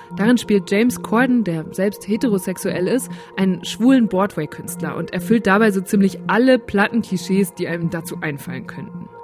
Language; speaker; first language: German; native; German